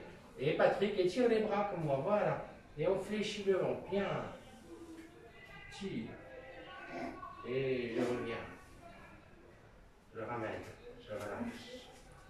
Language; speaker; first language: French; native; French